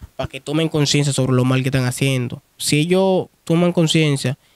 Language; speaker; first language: Spanish; non-native, fluent; Haitian Creole